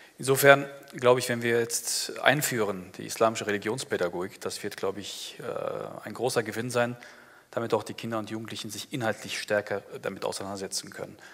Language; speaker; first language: German; early bilingual, other home language; Turkish